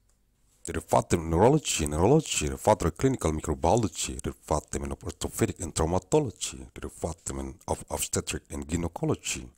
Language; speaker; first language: English; non-native, learner; Indonesian